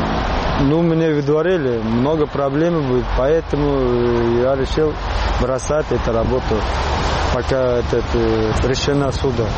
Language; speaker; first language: Russian; non-native, learner; Uzbek